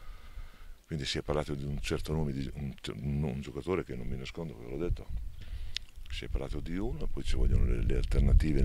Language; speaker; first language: Italian; native; Italian